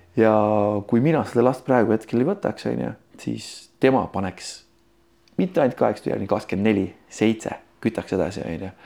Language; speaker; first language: Estonian; native; Estonian